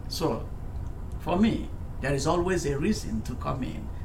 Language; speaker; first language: English; non-native, local second language; Igbo